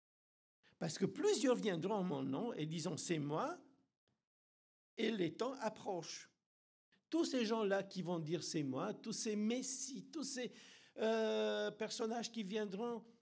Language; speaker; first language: French; non-native, fluent; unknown